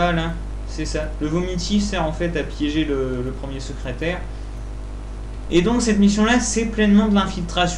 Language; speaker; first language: French; native; French